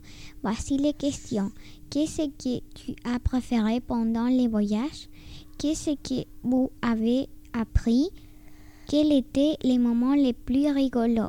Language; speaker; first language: French; non-native, learner; Spanish